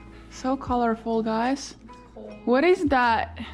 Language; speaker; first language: English; non-native, fluent; Polish